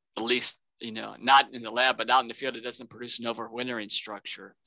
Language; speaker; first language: English; native; English